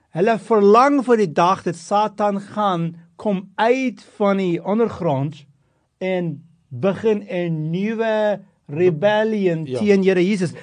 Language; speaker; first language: Afrikaans; non-native, fluent; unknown